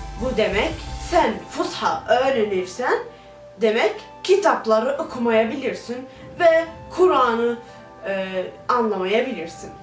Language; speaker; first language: Turkish; non-native, learner; Arabic